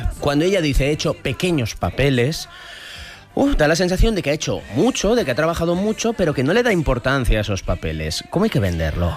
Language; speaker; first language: Spanish; native; Spanish